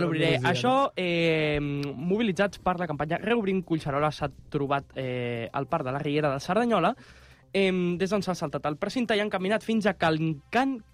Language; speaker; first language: Catalan; native; Catalan